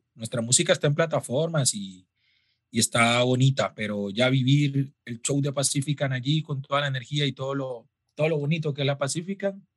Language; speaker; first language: Spanish; native; Spanish